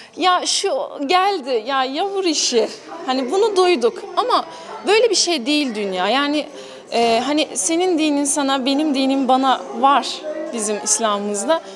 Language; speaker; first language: Turkish; early bilingual, heritage; Turkish